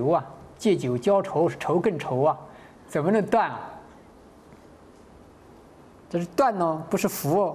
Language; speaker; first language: Chinese; native; Chinese